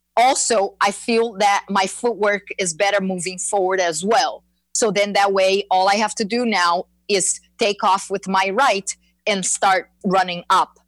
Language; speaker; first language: English; non-native, fluent; Portuguese